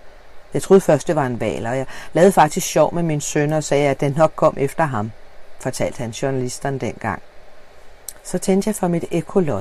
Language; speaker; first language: Danish; native; Danish